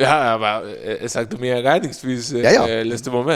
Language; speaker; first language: German; non-native, learner; Spanish